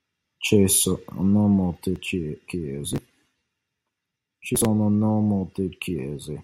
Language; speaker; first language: Italian; non-native, learner; English